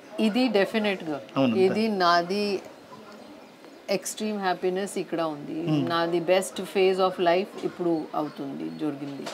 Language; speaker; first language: Telugu; non-native, learner; Hindi